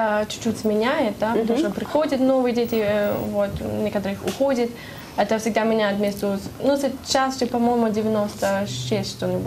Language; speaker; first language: Russian; non-native, learner; German